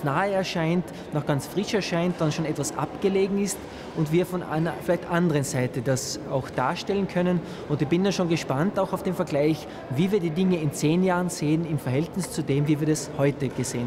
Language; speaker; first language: German; native; German